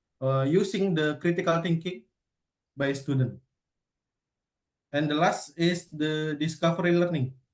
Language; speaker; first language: English; non-native, learner; Indonesian